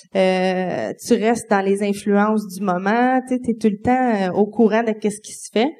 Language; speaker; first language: French; native; French